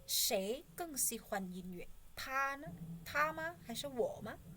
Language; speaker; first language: Chinese; non-native, fluent; Indonesian